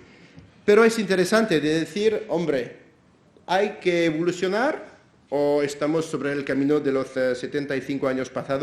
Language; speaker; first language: Spanish; non-native, fluent; French